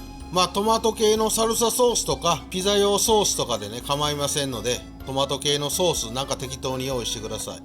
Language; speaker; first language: Japanese; native; Japanese